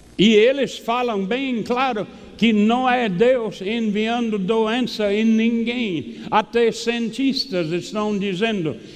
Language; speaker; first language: Portuguese; non-native, fluent; English